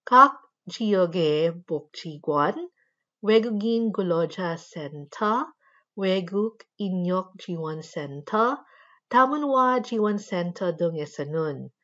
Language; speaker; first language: Korean; non-native, fluent; Filipino